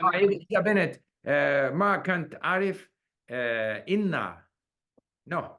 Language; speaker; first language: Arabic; non-native, learner; English